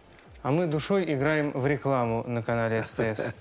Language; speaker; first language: Russian; native; Russian